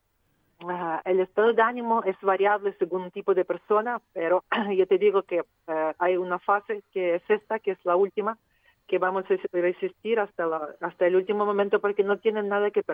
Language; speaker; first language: Spanish; non-native, fluent; Ukrainian